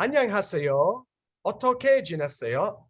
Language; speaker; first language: Korean; non-native, learner; English